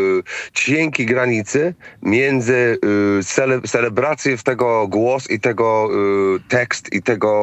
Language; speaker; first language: Polish; non-native, fluent; English